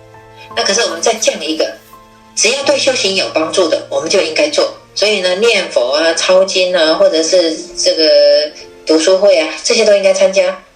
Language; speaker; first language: Chinese; native; Chinese